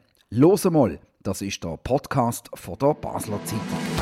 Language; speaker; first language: German; native; German